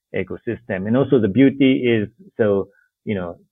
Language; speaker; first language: English; non-native, fluent; Japanese